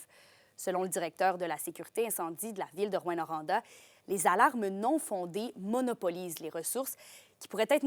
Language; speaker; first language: French; native; French